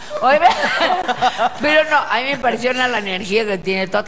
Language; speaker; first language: Spanish; native; Spanish